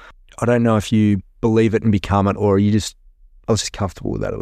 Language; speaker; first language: English; native; English